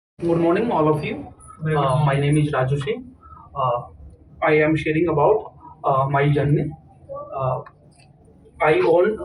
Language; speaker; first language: English; non-native, learner; Hindi